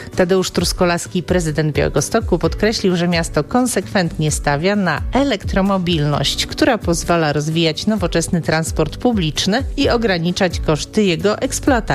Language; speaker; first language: Polish; native; Polish